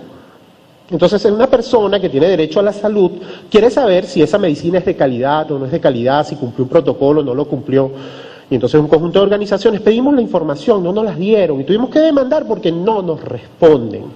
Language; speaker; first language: Spanish; native; Spanish